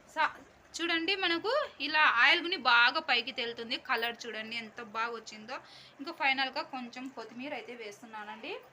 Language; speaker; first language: Telugu; non-native, local second language; Urdu